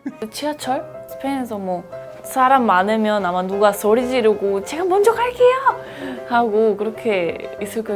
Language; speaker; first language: Korean; non-native, fluent; Spanish